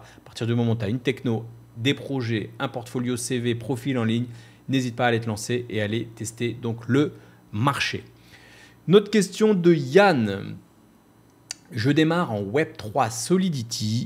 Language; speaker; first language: French; native; French